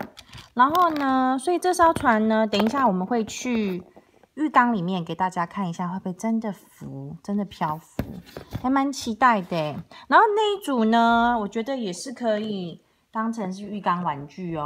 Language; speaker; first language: Chinese; native; Chinese